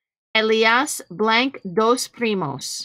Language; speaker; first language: Spanish; non-native, fluent; English